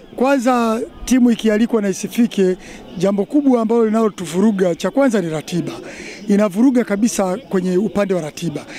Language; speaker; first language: Swahili; native; Swahili